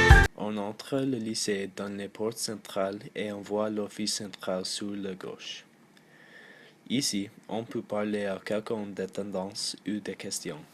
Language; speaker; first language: French; non-native, learner; English